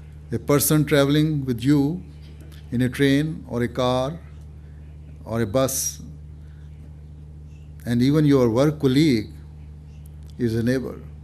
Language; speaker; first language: English; non-native, local second language; Urdu